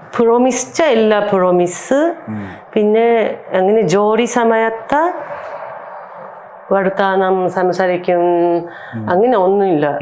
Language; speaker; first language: Malayalam; non-native, learner; Japanese